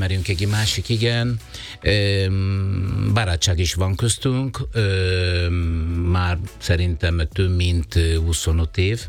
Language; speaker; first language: Hungarian; non-native, fluent; Italian